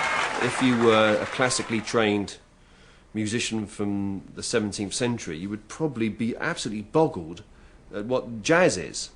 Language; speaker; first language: English; native; English